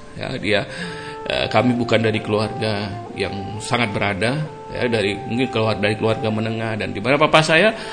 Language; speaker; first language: Indonesian; native; Indonesian